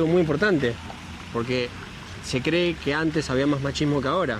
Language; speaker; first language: Spanish; native; Spanish